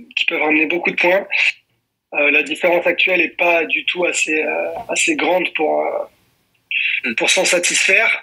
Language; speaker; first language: French; native; French